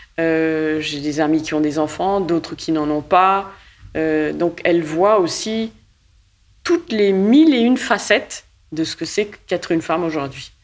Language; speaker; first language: French; native; French